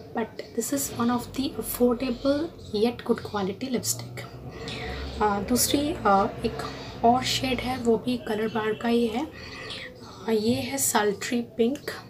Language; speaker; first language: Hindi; non-native, local second language; Bangla